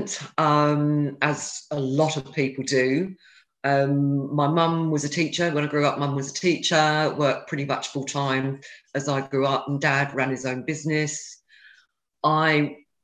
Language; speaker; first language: English; native; English